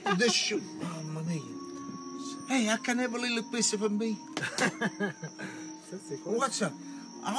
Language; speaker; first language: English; non-native, learner; Italian